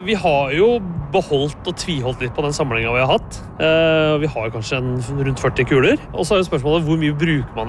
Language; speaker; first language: Norwegian; native; Norwegian